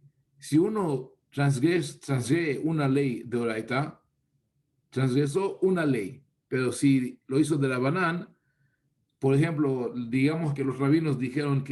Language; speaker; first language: Spanish; non-native, fluent; Hebrew